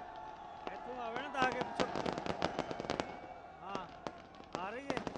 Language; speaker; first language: Punjabi; native; Punjabi